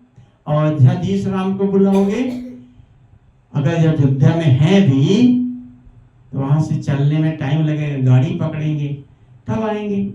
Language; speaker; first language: Hindi; native; Hindi